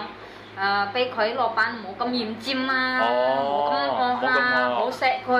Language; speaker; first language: Chinese; non-native, learner; Indonesian